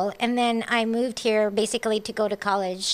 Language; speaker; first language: English; non-native, local second language; Cebuano